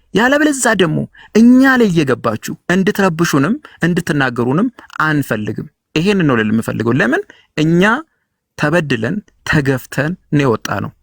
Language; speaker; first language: Amharic; native; Amharic